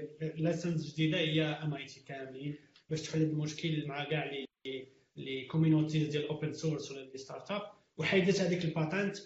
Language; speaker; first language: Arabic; native; Arabic